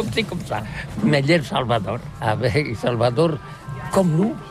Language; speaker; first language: French; non-native, learner; Catalan